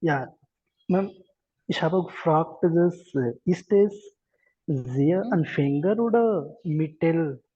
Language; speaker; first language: German; non-native, learner; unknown